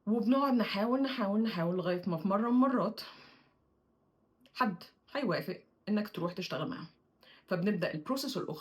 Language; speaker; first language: Arabic; native; Arabic